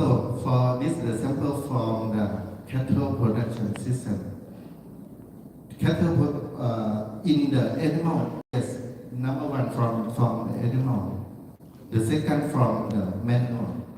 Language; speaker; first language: English; non-native, learner; Thai